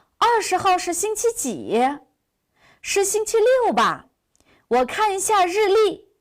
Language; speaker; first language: Chinese; non-native, local second language; Uyghur